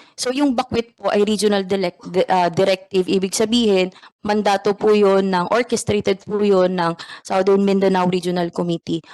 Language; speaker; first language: Filipino; non-native, local second language; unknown